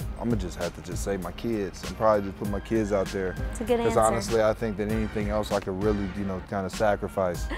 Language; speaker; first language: English; native; English